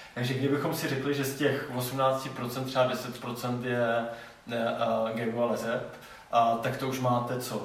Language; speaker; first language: Czech; non-native, local second language; Polish